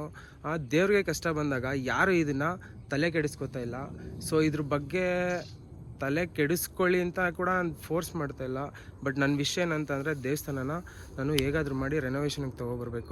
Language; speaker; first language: Kannada; native; Kannada